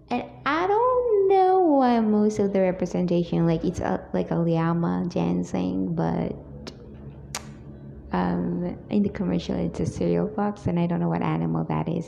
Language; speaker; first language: English; non-native, local second language; Cebuano